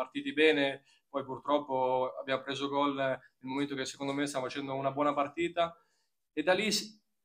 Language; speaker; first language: Italian; native; Italian